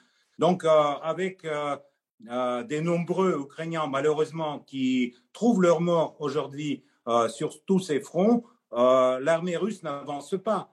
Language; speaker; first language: French; non-native, fluent; Russian